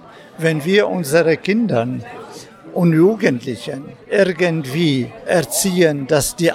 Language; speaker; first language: German; non-native, fluent; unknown